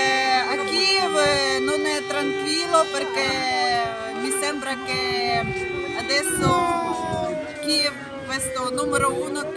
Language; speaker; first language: Italian; non-native, learner; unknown